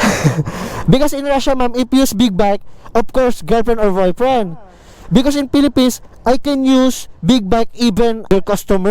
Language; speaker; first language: English; non-native, learner; Filipino